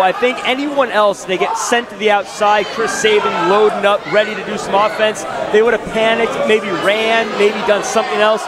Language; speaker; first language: English; native; English